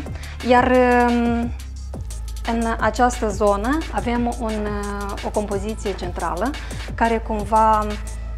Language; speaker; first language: Romanian; native; Romanian